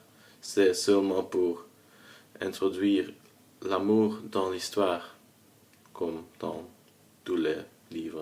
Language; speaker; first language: French; non-native, learner; Dutch